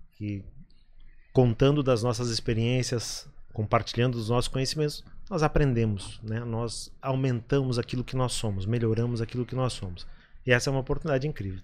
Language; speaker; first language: Portuguese; native; Portuguese